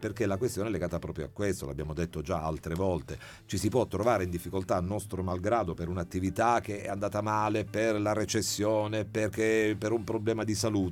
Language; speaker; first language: Italian; native; Italian